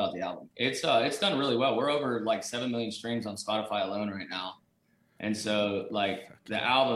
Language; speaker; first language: English; native; English